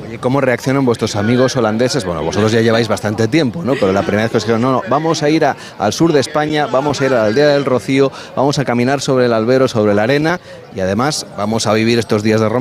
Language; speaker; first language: Spanish; native; Spanish